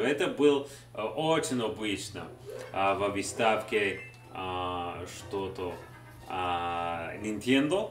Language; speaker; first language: Russian; non-native, learner; English